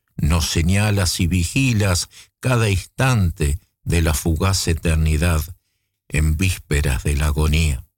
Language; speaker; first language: Spanish; native; Spanish